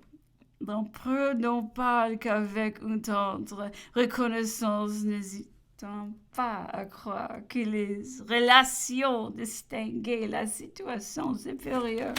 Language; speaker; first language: French; non-native, learner; English